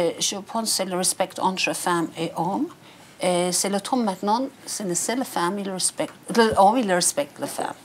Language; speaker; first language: French; non-native, learner; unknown